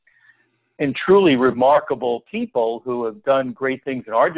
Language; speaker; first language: English; native; English